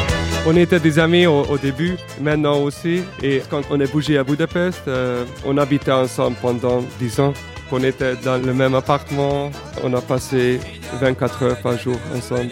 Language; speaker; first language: French; non-native, fluent; Hungarian